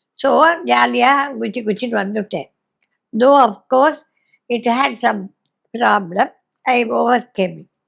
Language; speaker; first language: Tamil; native; Tamil